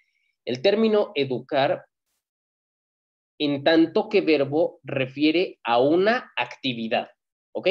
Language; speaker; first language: Spanish; native; Spanish